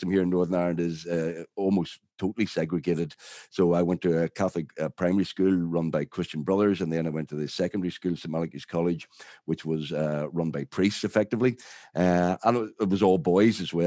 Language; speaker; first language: English; native; English